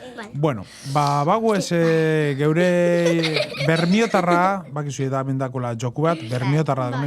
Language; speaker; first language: Basque; native; Basque